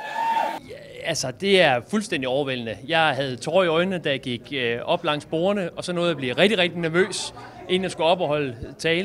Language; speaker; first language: Danish; native; Danish